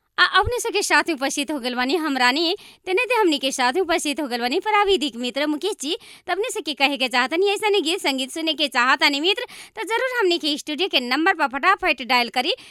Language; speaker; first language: Bhojpuri; non-native, local second language; Maithili